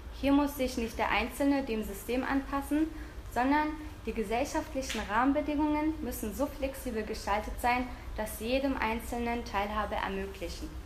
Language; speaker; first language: German; early bilingual, other home language; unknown